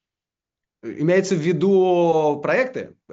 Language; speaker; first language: Russian; native; Russian